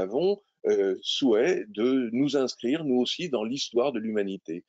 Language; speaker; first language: French; native; French